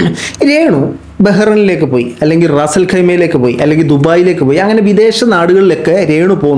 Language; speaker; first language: Malayalam; native; Malayalam